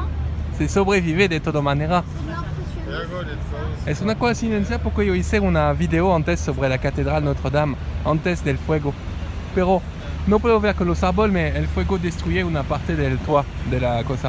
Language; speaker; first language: Spanish; non-native, learner; French